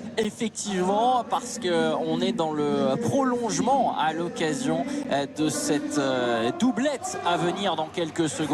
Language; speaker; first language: French; native; French